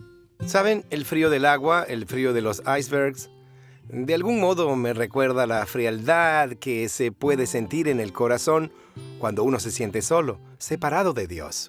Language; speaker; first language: Spanish; native; Spanish